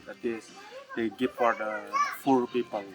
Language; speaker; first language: English; non-native, learner; Indonesian